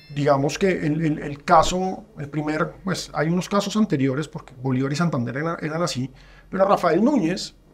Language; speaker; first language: Spanish; native; Spanish